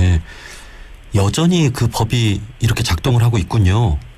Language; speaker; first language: Korean; native; Korean